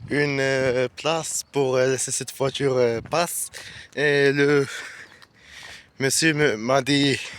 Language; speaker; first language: French; non-native, learner; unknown